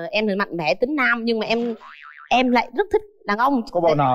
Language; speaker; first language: Vietnamese; native; Vietnamese